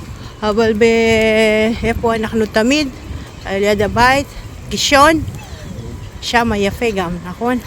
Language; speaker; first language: Hebrew; non-native, learner; Filipino